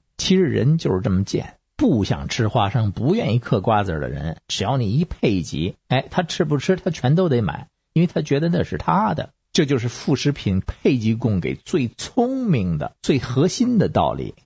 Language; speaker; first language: Chinese; native; Chinese